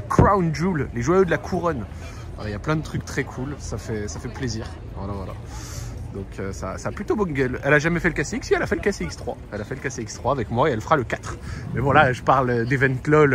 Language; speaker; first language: French; native; French